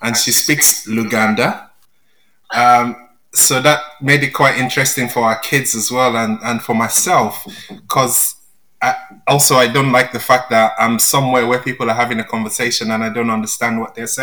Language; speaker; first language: English; non-native, local second language; Yoruba